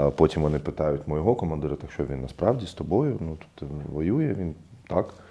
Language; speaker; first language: Ukrainian; non-native, fluent; Arabic